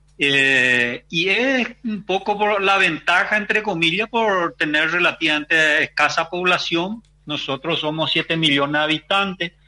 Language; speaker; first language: Spanish; native; Spanish